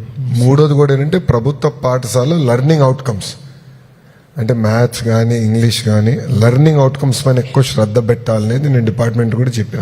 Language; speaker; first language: Telugu; native; Telugu